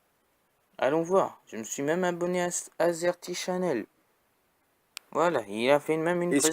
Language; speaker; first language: French; native; French